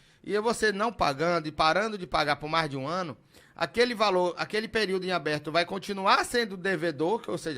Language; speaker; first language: Portuguese; native; Portuguese